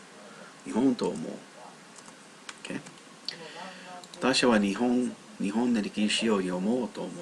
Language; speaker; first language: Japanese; non-native, learner; English